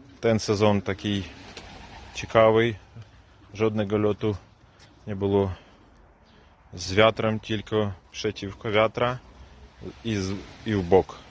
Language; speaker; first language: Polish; non-native, learner; Ukrainian